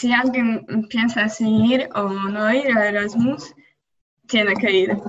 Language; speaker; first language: Spanish; non-native, learner; Polish